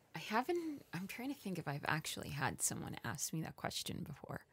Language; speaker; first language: English; early bilingual, other home language; Spanish